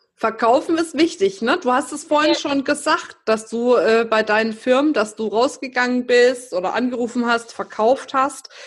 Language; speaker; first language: German; native; German